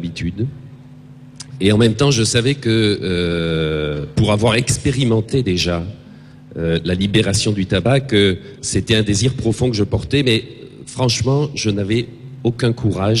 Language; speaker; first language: French; native; French